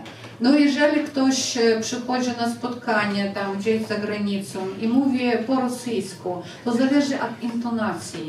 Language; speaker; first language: Polish; non-native, fluent; Ukrainian